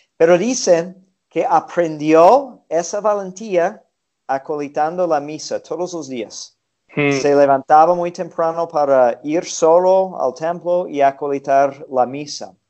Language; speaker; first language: Spanish; non-native, fluent; English